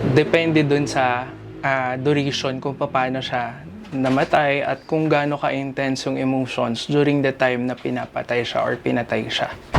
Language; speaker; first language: Filipino; native; Filipino